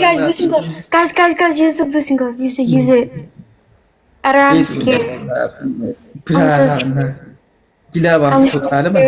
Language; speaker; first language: English; non-native, fluent; Amharic